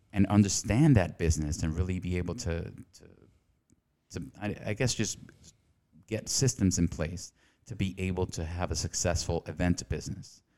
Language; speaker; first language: English; non-native, fluent; Spanish